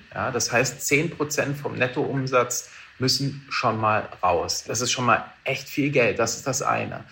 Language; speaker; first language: German; native; German